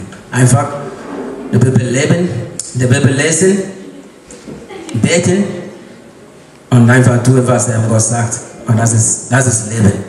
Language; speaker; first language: German; non-native, learner; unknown